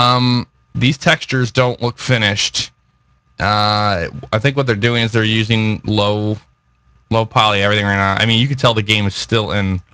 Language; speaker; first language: English; native; English